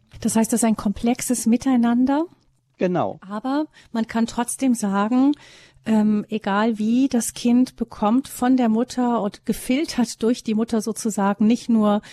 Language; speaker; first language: German; native; German